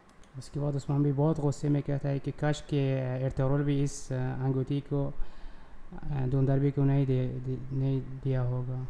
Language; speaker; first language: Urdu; non-native, local second language; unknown